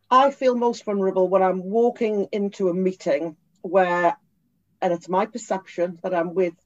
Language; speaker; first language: English; native; English